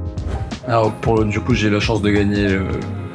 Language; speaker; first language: French; native; French